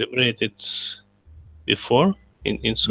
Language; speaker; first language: English; non-native, learner; Russian